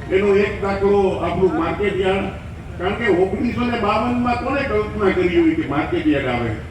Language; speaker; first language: Gujarati; native; Gujarati